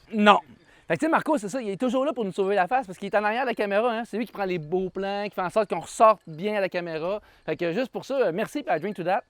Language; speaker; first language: French; native; French